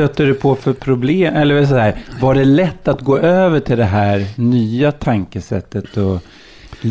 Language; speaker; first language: Swedish; native; Swedish